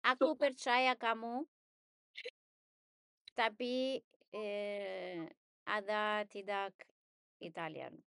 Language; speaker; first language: Indonesian; non-native, learner; Italian